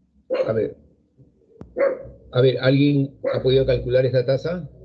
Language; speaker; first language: Spanish; native; Spanish